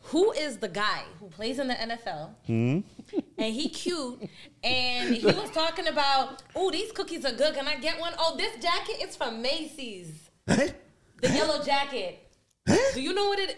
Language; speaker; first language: English; native; English